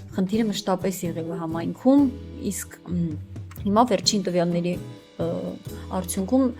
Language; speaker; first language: Armenian; non-native, local second language; Kurdish